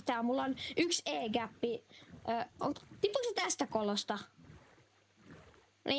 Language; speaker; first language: Finnish; native; Finnish